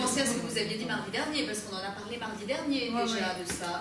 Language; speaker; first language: French; native; French